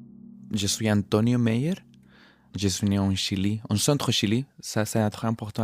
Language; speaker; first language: French; non-native, fluent; Spanish